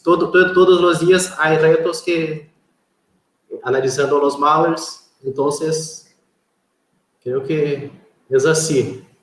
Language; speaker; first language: Spanish; non-native, fluent; Portuguese